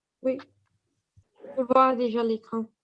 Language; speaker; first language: French; non-native, fluent; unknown